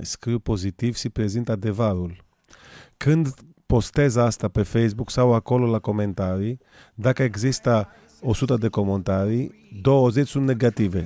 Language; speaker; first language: Romanian; non-native, fluent; Greek